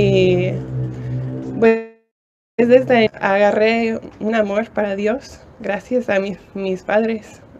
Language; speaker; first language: Spanish; non-native, fluent; English